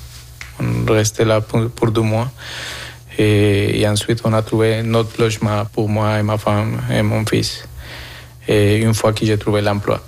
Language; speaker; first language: French; non-native, fluent; Spanish